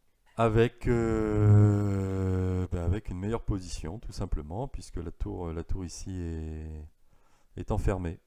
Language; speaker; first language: French; native; French